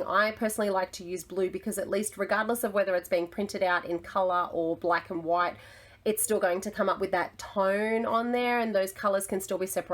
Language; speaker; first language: English; native; English